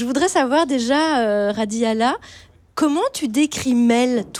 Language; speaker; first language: French; native; French